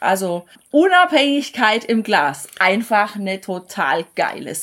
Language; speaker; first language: German; native; German